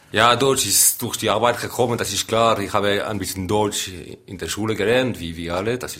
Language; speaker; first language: German; non-native, local second language; French